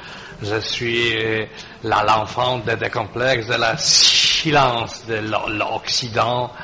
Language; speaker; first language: French; non-native, fluent; Polish